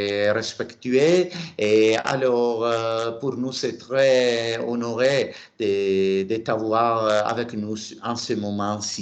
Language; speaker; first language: French; non-native, learner; Italian